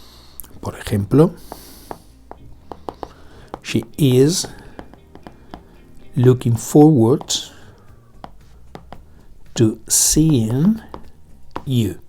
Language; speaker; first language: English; non-native, fluent; Spanish